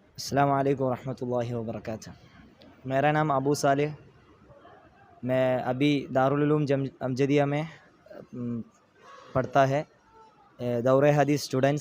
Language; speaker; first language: Hindi; non-native, learner; Malayalam